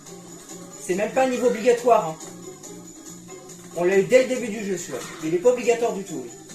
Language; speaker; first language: French; native; French